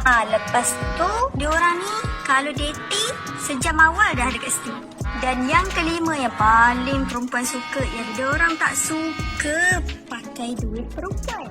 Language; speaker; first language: Malay; native; Malay